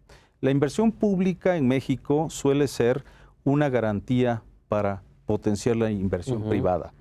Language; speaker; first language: Spanish; native; Spanish